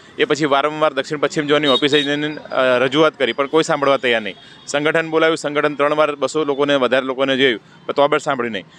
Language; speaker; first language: Gujarati; native; Gujarati